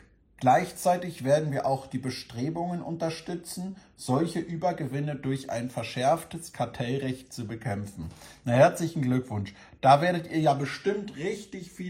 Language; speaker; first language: German; native; German